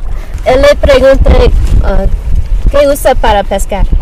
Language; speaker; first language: Spanish; non-native, learner; English